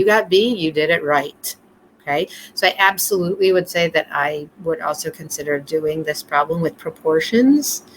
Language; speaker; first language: English; native; English